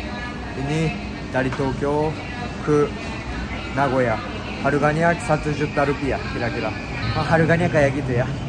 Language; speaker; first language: Indonesian; non-native, fluent; Japanese